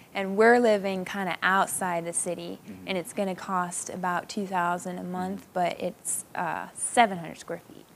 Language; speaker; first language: English; native; English